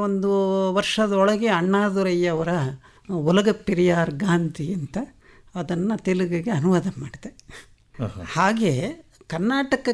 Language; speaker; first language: Kannada; non-native, local second language; Telugu